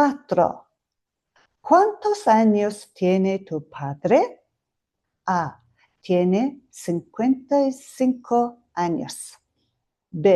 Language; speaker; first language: Spanish; non-native, fluent; Mongolian